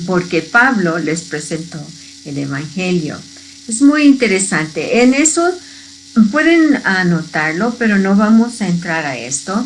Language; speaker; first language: Spanish; early bilingual, heritage; Spanish